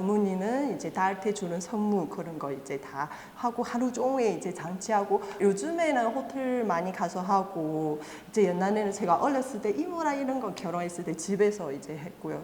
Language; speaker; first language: Korean; non-native, fluent; Chinese